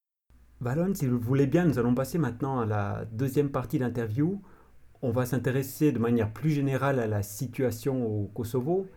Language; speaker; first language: French; native; French